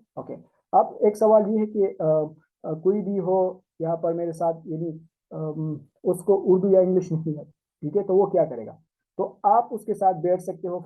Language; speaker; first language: Urdu; non-native, local second language; Pashto